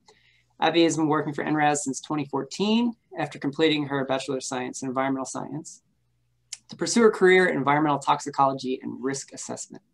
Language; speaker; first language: English; native; English